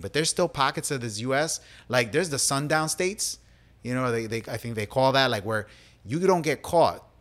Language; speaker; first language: English; early bilingual, other home language; Spanish